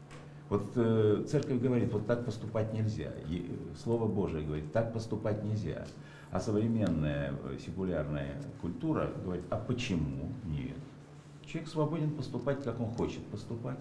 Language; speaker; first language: Russian; native; Russian